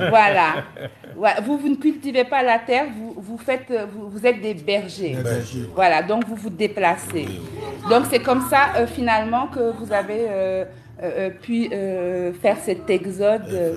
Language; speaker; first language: French; native; French